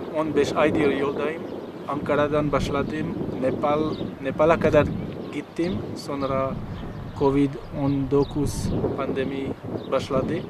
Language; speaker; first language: Turkish; non-native, learner; French